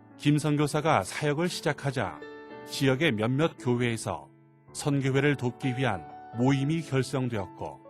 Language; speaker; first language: Korean; native; Korean